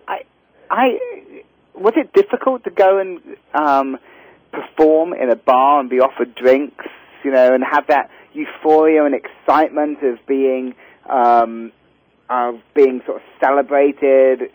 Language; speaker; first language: English; native; English